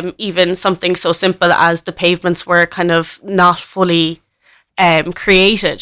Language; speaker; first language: English; native; English